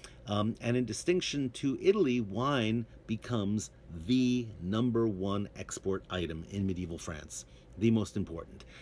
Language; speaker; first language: English; native; English